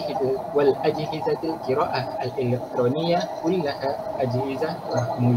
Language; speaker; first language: Arabic; non-native, learner; Malay